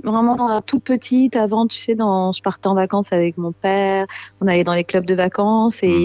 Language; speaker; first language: French; native; French